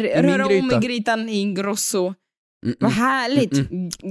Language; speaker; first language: Swedish; native; Swedish